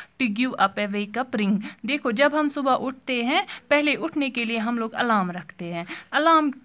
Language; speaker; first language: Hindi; non-native, local second language; Kashmiri